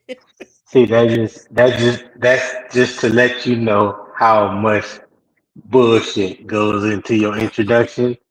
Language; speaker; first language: English; native; English